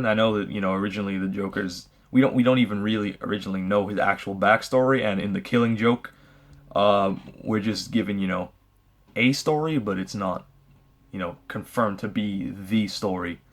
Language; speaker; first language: English; native; English